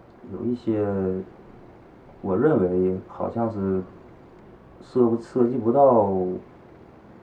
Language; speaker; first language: Chinese; native; Chinese